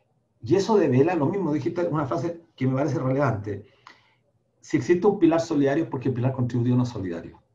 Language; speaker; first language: Spanish; native; Spanish